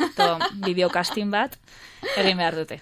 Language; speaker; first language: Basque; non-native, local second language; Spanish